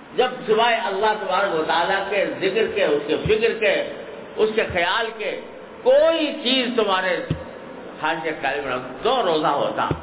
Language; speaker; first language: Urdu; native; Urdu